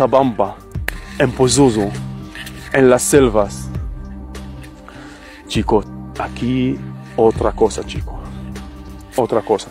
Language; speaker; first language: Spanish; non-native, fluent; Arabic